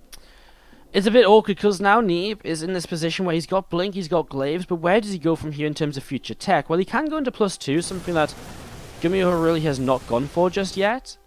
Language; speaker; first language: English; native; English